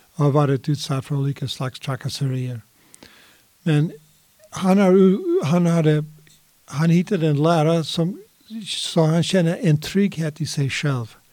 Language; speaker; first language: Swedish; non-native, fluent; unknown